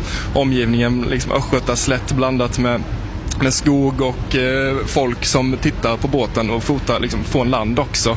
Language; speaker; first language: Swedish; native; Swedish